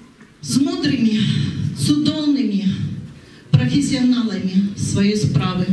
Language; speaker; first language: Russian; non-native, local second language; Belarusian